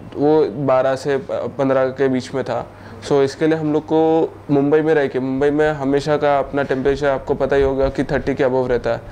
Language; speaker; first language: Hindi; non-native, local second language; Marathi